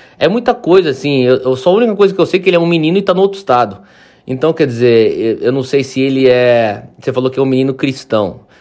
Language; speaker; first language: Portuguese; native; Portuguese